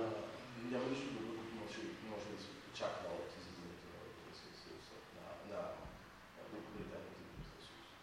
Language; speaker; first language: Bulgarian; non-native, fluent; French